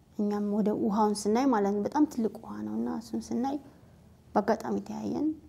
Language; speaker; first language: Amharic; native; Amharic